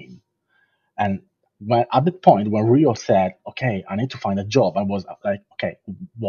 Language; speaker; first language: English; non-native, fluent; Italian